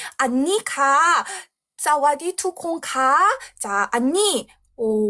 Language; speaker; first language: Thai; non-native, learner; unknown